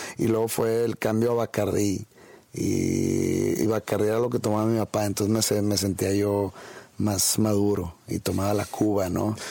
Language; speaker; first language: Spanish; native; Spanish